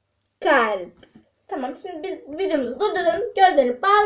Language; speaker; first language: Turkish; native; Turkish